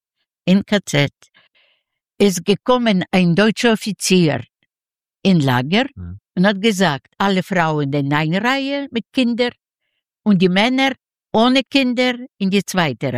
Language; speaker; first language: German; non-native, learner; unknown